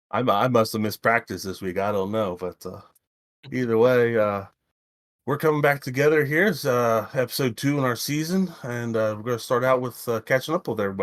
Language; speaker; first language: English; native; English